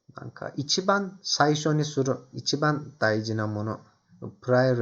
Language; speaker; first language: Japanese; non-native, fluent; Turkish